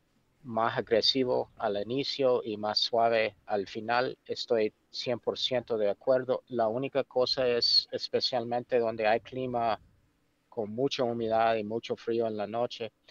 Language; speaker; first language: Spanish; non-native, fluent; English